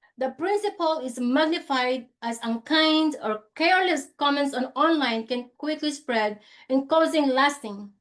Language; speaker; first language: English; non-native, local second language; Filipino